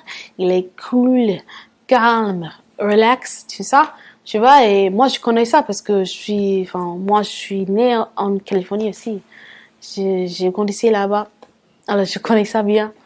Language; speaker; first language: French; non-native, fluent; English